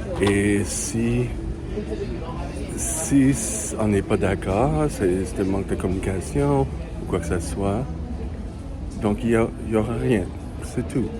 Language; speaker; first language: French; native; French